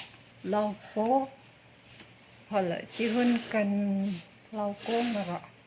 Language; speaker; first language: Chinese; non-native, learner; Indonesian